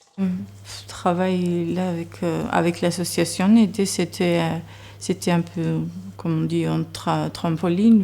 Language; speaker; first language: French; non-native, fluent; Georgian